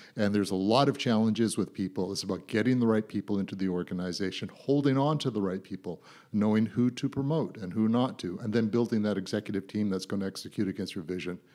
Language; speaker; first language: English; native; English